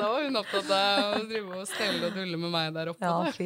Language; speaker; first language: Norwegian; native; Norwegian